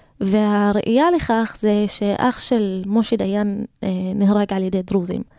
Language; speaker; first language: Hebrew; non-native, local second language; Arabic